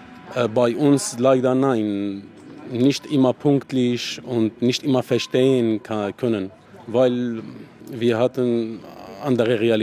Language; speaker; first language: German; non-native, learner; Arabic